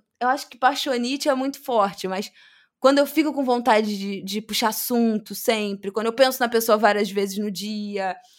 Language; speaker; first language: Portuguese; native; Portuguese